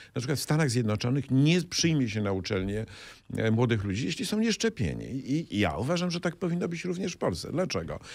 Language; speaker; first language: Polish; native; Polish